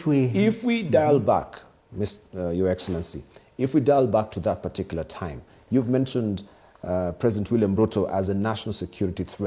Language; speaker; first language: English; non-native, local second language; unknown